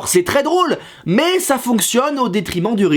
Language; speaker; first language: French; native; French